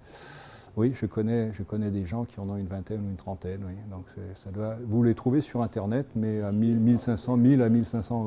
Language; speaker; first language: French; native; French